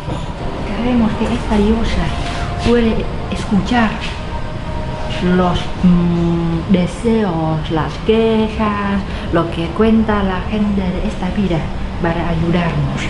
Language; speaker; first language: Spanish; non-native, learner; Vietnamese